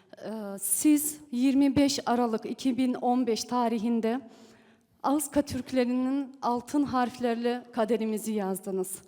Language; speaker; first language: Turkish; early bilingual, heritage; Turkish